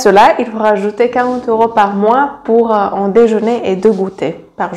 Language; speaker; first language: French; non-native, fluent; Serbian